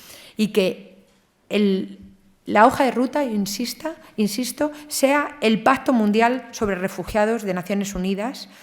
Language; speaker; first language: Spanish; native; Spanish